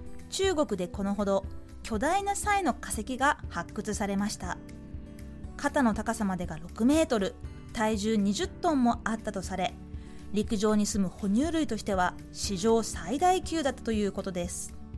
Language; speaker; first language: Japanese; native; Japanese